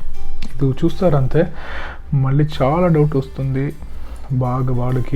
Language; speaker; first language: Telugu; non-native, learner; Kannada